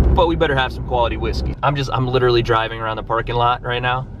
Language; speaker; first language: English; native; English